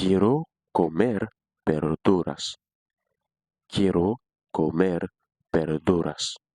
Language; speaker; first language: Spanish; non-native, fluent; Haitian Creole